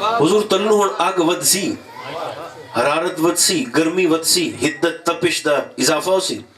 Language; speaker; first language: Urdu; non-native, local second language; Punjabi